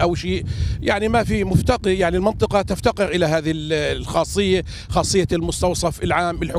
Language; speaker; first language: Arabic; native; Arabic